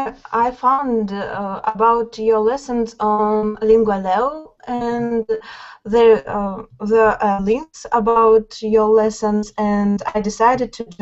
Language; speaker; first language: English; non-native, fluent; Tatar